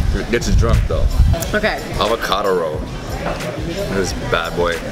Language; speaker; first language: English; native; English